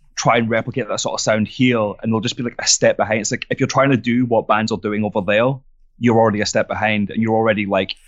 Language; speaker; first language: English; non-native, fluent; French